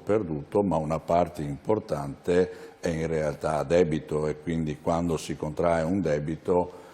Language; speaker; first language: Italian; native; Italian